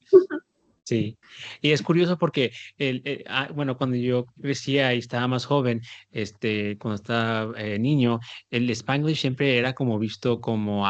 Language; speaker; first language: Spanish; early bilingual, heritage; Spanish